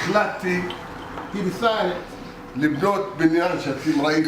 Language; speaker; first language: Hebrew; non-native, local second language; Arabic